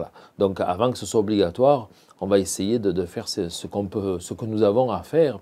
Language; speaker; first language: French; native; French